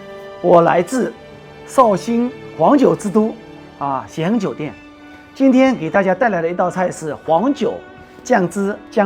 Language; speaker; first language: Chinese; native; Chinese